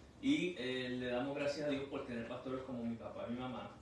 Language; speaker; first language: Spanish; early bilingual, heritage; Spanish